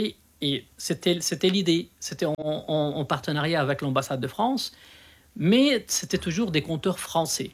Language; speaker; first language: French; non-native, local second language; Arabic